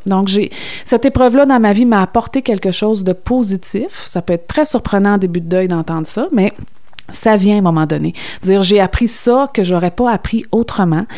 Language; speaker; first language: French; native; French